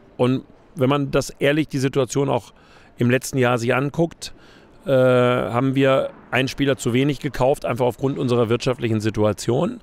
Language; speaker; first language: German; native; German